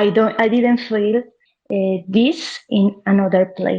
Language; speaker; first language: English; non-native, learner; Spanish